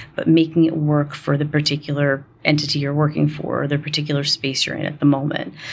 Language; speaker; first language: English; native; English